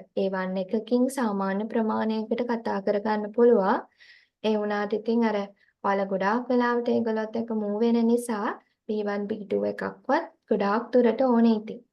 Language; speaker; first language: Sinhala; native; Sinhala